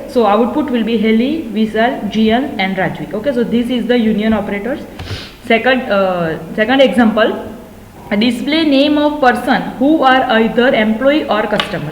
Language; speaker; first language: English; non-native, local second language; Gujarati